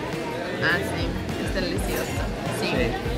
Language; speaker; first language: Spanish; non-native, learner; English